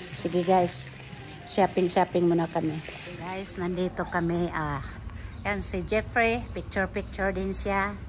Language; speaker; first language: Filipino; native; Filipino